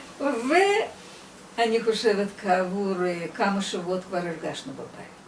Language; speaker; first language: Hebrew; non-native, fluent; Russian